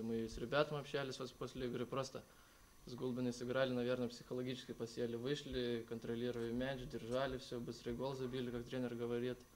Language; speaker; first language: Russian; non-native, local second language; Lithuanian